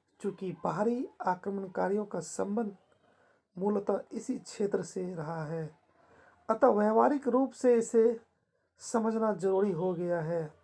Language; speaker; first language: Hindi; native; Hindi